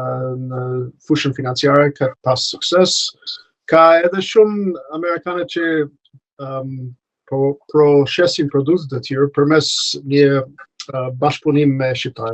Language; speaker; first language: Albanian; non-native, fluent; English